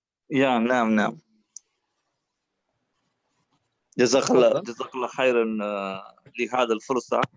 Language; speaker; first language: Arabic; non-native, learner; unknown